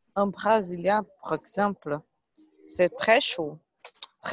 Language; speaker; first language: French; non-native, learner; Portuguese